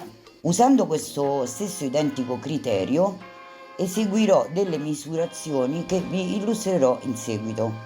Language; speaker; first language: Italian; native; Italian